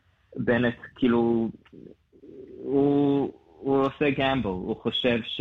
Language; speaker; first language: Hebrew; non-native, fluent; English